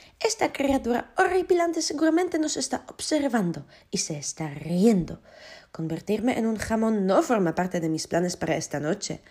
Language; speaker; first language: Spanish; non-native, fluent; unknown